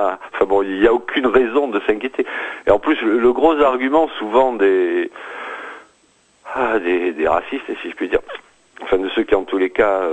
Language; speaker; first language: French; native; French